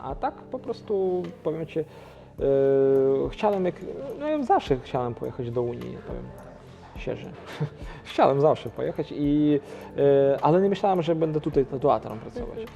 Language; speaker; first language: Polish; non-native, local second language; Ukrainian